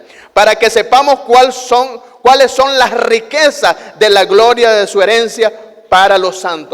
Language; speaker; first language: Spanish; native; Spanish